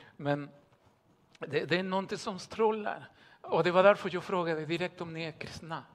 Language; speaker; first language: Swedish; non-native, fluent; Spanish